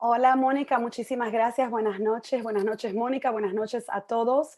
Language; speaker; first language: Spanish; native; Spanish